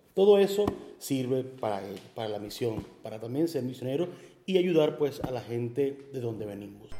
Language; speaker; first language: Spanish; native; Spanish